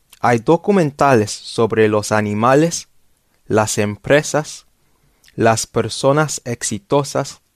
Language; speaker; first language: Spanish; non-native, fluent; English